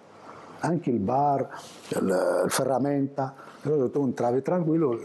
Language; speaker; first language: Italian; non-native, fluent; Arabic